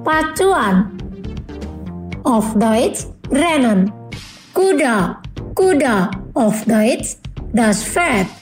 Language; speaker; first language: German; non-native, fluent; Indonesian